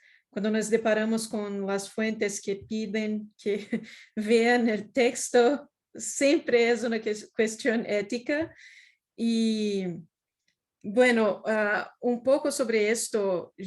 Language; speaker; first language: Spanish; non-native, fluent; Portuguese